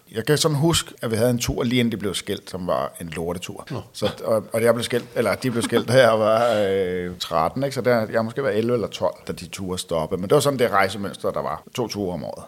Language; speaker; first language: Danish; native; Danish